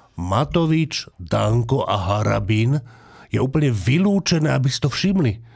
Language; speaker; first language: Slovak; native; Slovak